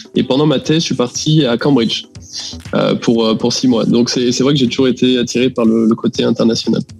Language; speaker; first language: French; native; French